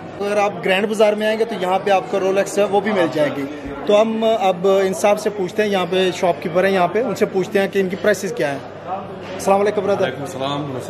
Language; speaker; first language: Urdu; non-native, local second language; Punjabi